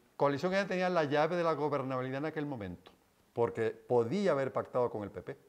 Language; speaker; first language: Spanish; native; Spanish